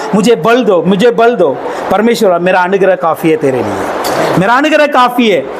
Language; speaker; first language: Hindi; non-native, local second language; Tamil